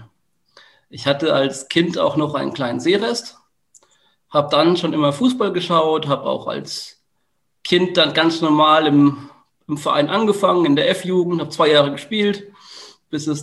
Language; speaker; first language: German; native; German